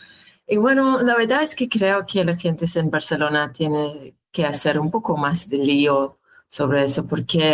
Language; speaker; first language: Spanish; non-native, learner; Hebrew